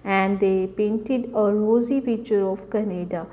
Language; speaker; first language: English; non-native, local second language; Punjabi